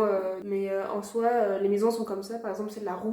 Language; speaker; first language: French; native; French